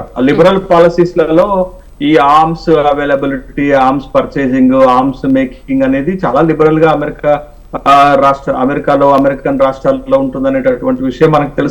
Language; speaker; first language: Telugu; native; Telugu